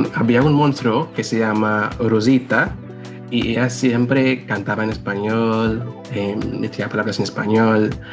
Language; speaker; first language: Spanish; non-native, fluent; English